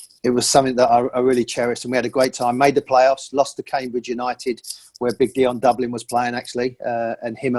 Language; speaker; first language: English; native; English